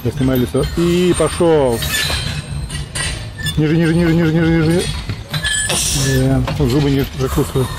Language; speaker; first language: Russian; native; Russian